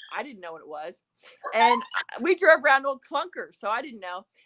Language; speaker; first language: English; native; English